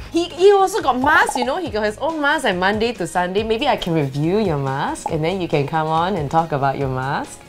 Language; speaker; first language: English; native; English